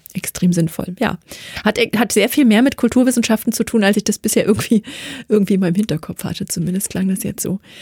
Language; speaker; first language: German; native; German